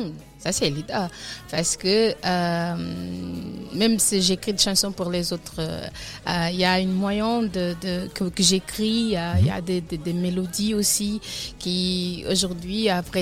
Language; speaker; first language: French; non-native, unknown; Kabuverdianu